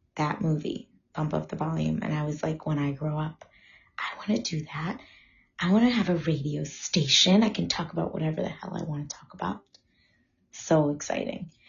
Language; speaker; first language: English; early bilingual, other home language; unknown